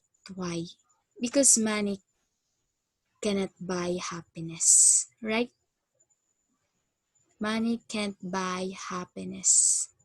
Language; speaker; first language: English; non-native, fluent; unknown